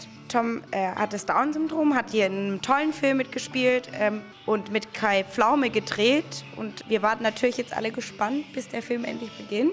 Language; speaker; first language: German; native; German